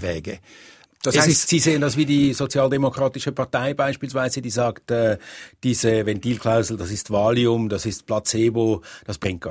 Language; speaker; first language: German; native; German